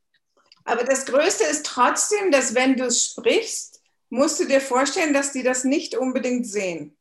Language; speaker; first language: German; native; German